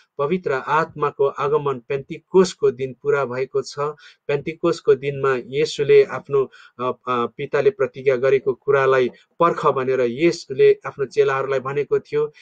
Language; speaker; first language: Nepali; non-native, local second language; Limbu